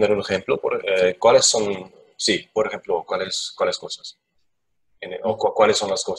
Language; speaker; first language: Spanish; non-native, learner; German